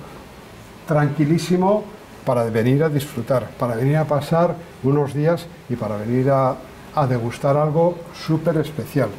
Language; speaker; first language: Spanish; native; Spanish